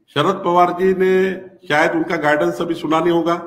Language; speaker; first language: Hindi; non-native, local second language; Marathi